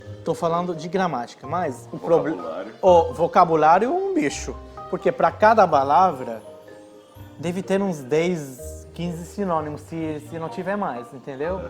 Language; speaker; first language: Portuguese; non-native, fluent; Arabic